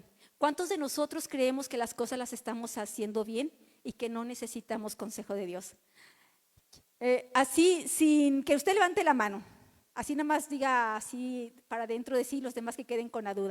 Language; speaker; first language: Spanish; native; Spanish